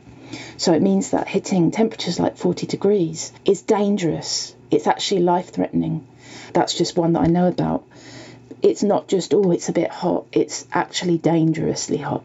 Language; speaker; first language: English; native; English